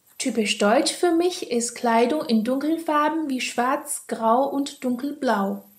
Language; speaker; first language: German; non-native, fluent; Chinese